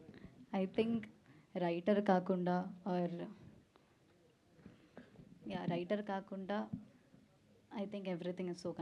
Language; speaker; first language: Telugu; non-native, fluent; Malayalam